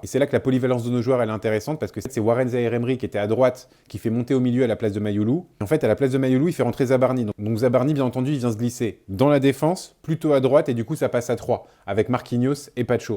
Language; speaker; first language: French; native; French